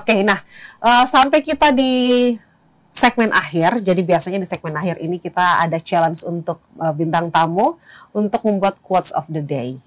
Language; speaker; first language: Indonesian; native; Indonesian